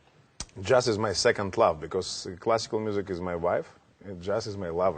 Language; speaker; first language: English; non-native, learner; Russian